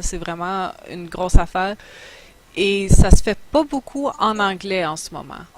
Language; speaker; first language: French; native; French